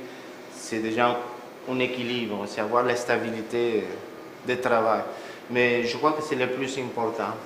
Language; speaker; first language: French; non-native, fluent; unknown